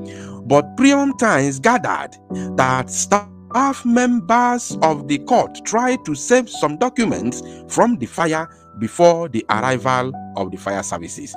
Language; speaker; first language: English; non-native, local second language; Igbo